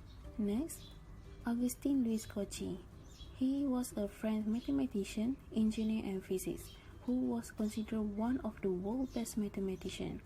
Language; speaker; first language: English; non-native, local second language; Malay